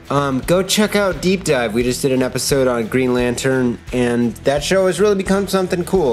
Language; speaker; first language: English; native; English